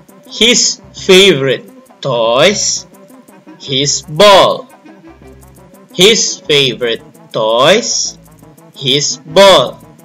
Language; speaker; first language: English; non-native, local second language; Malay